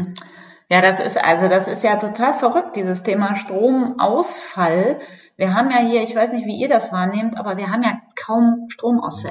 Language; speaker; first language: German; native; German